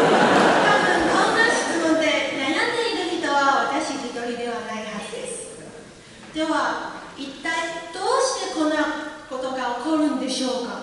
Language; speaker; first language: Japanese; non-native, learner; Chinese